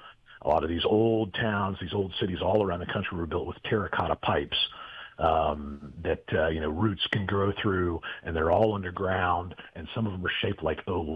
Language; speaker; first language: English; native; English